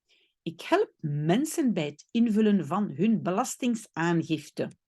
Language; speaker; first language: Dutch; non-native, local second language; French